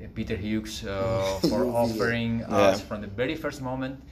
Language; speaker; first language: English; non-native, fluent; Spanish